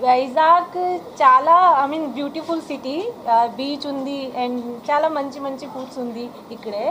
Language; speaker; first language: Telugu; non-native, learner; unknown